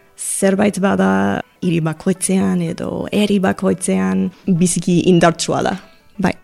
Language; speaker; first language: Basque; non-native, learner; English